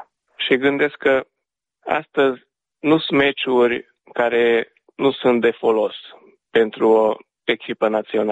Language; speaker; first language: Romanian; early bilingual, heritage; Romanian